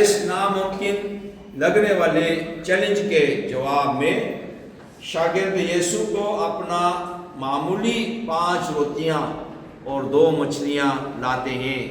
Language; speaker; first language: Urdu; non-native, fluent; Korean